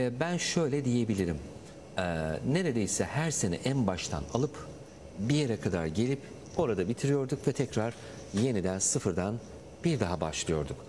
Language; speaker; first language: Turkish; native; Turkish